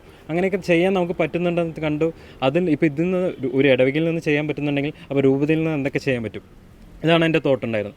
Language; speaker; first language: Malayalam; native; Malayalam